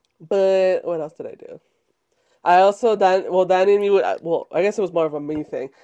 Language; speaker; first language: English; early bilingual, other home language; Spanish